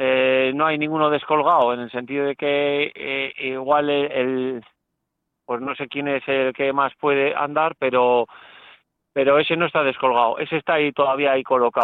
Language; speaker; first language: Spanish; native; Spanish